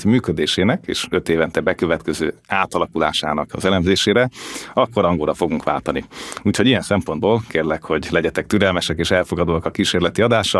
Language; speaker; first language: Hungarian; native; Hungarian